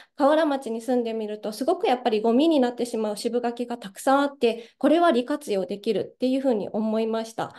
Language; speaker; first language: Japanese; native; Japanese